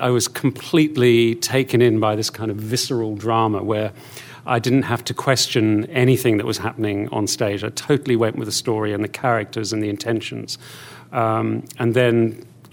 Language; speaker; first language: English; native; English